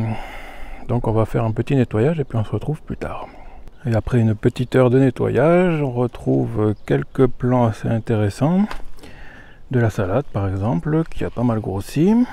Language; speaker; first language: French; native; French